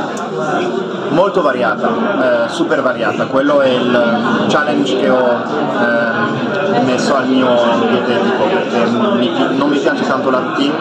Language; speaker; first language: Italian; non-native, fluent; French